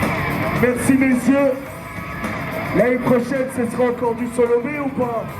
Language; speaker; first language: French; native; French